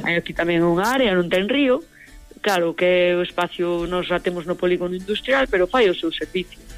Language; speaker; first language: Galician; native; Galician